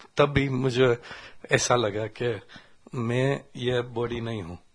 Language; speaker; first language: Hindi; non-native, learner; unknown